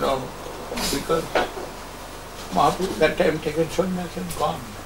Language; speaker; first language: English; non-native, local second language; Bangla